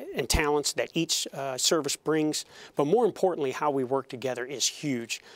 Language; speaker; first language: English; native; English